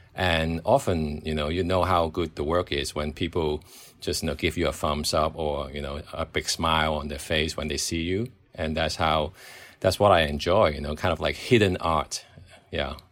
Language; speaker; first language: English; non-native, local second language; Cantonese